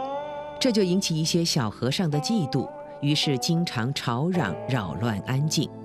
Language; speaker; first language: Chinese; native; Chinese